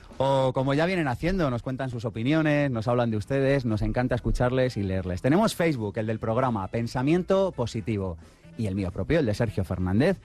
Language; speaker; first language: Spanish; native; Spanish